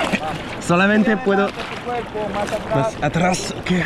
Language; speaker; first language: Spanish; non-native, learner; French